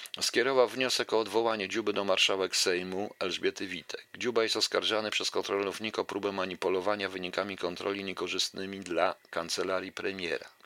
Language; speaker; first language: Polish; native; Polish